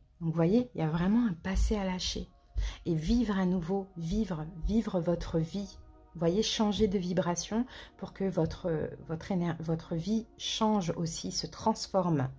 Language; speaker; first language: French; native; French